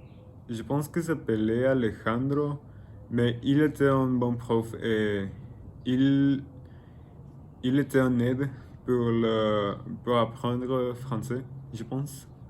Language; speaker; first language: French; non-native, learner; Spanish